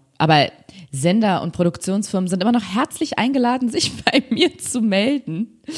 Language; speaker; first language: German; native; German